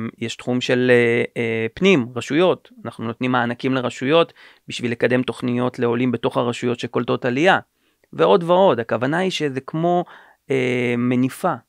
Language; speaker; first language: Hebrew; native; Hebrew